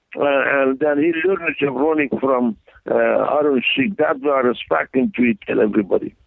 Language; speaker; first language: English; non-native, learner; Persian